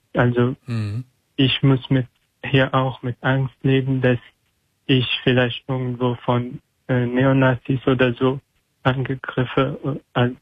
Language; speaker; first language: German; non-native, learner; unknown